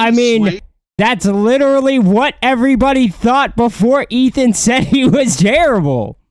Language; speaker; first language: English; native; English